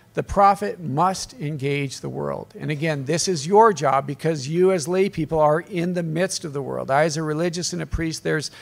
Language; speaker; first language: English; native; English